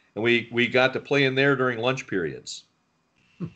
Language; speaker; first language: English; native; English